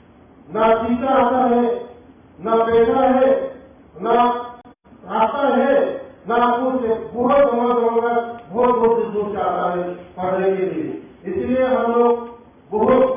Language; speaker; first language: Hindi; non-native, local second language; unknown